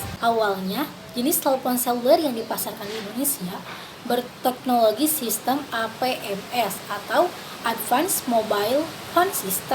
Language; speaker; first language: Indonesian; native; Indonesian